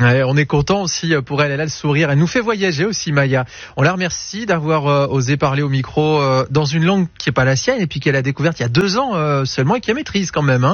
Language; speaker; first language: French; native; French